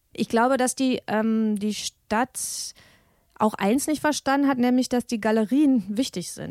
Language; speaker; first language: German; native; German